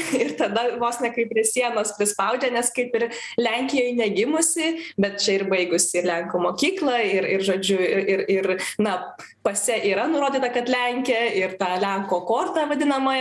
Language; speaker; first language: Lithuanian; non-native, local second language; Polish